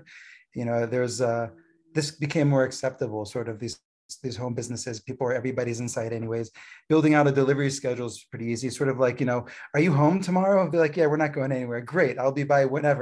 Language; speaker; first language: English; native; English